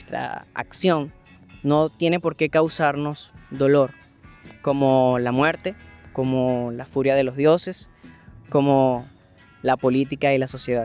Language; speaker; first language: Spanish; native; Spanish